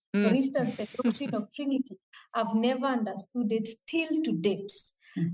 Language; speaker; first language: English; non-native, local second language; Meru